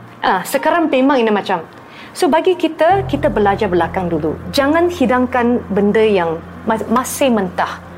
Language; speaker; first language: Malay; non-native, local second language; Chinese